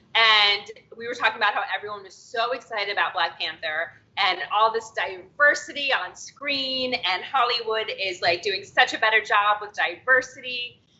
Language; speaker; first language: English; native; English